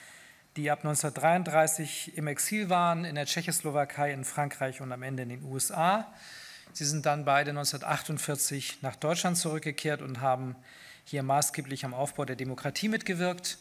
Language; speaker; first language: German; native; German